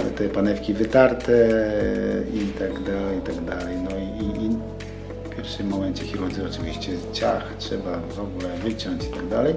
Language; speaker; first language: Polish; native; Polish